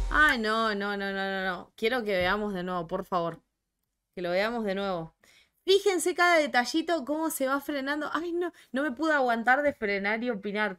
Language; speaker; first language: Spanish; native; Spanish